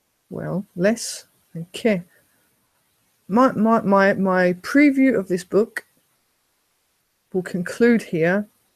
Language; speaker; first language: English; native; English